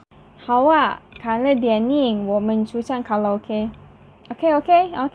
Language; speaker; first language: Chinese; non-native, learner; Malay